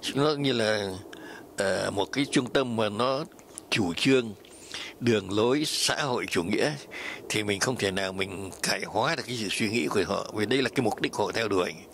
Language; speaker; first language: Vietnamese; native; Vietnamese